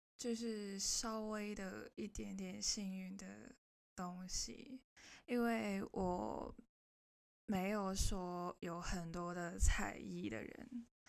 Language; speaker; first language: Chinese; non-native, local second language; Cantonese